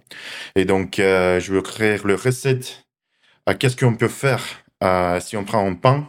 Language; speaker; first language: French; non-native, learner; Russian